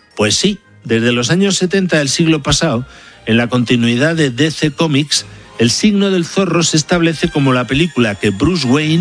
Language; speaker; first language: Spanish; native; Spanish